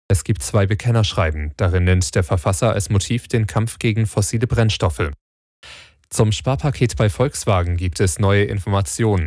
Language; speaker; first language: German; native; German